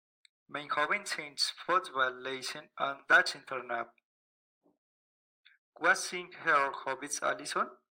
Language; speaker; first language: German; non-native, learner; Spanish